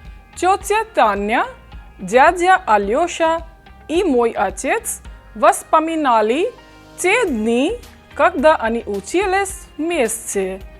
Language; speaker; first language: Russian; non-native, fluent; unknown